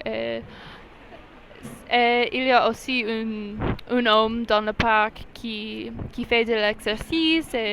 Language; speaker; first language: French; non-native, learner; English